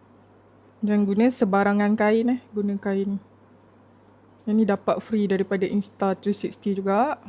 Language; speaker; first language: Malay; native; Malay